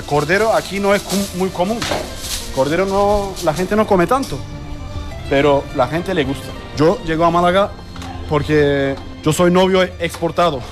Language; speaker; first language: Spanish; non-native, learner; Turkish